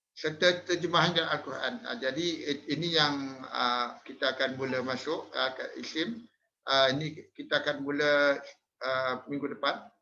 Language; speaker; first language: Malay; native; Malay